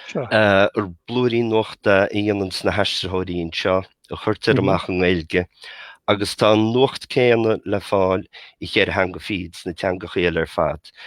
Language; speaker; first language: Irish; native; Irish